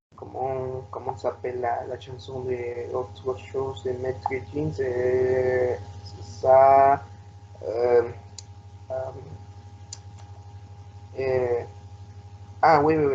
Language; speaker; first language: French; non-native, learner; Spanish